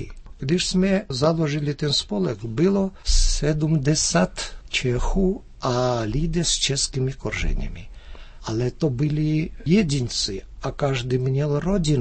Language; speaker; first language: Czech; early bilingual, heritage; Czech